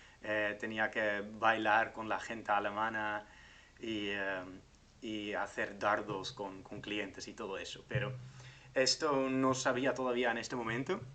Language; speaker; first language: Spanish; non-native, fluent; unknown